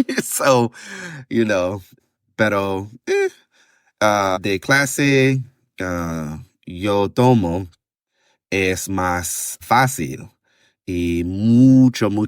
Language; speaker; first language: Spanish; non-native, learner; English